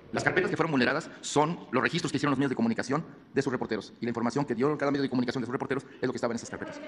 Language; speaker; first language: Spanish; native; Spanish